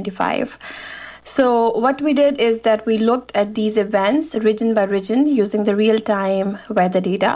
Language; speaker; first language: English; non-native, fluent; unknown